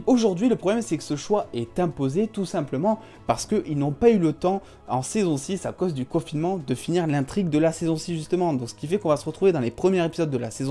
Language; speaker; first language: French; native; French